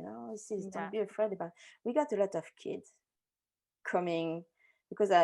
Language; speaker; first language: English; non-native, fluent; French